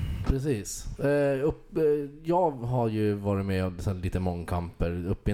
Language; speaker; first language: Swedish; native; Swedish